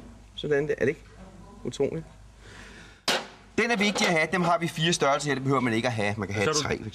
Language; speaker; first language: Danish; native; Danish